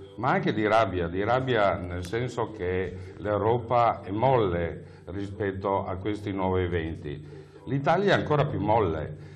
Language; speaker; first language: Italian; native; Italian